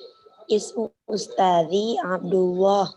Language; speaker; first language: Arabic; non-native, learner; Indonesian